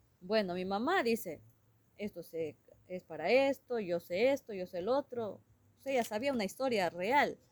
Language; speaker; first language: Spanish; non-native, local second language; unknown